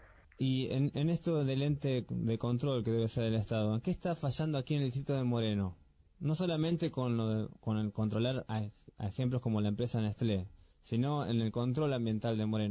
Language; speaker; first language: Spanish; native; Spanish